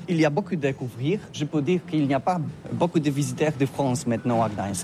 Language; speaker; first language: French; non-native, learner; Polish